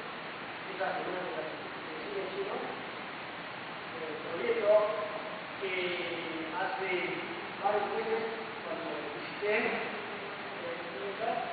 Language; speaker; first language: Spanish; non-native, fluent; Chinese